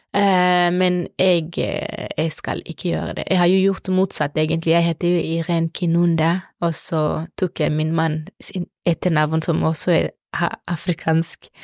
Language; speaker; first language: Norwegian; non-native, fluent; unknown